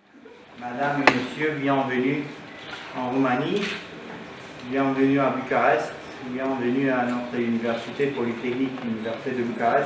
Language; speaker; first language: French; non-native, learner; Romanian